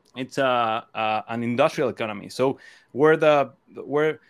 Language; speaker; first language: English; non-native, fluent; Spanish